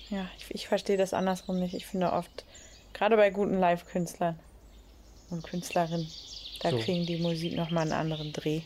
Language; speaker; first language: German; native; German